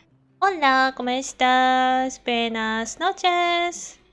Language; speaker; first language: Spanish; non-native, learner; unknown